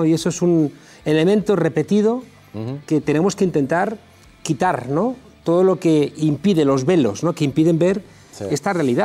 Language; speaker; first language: Spanish; native; Spanish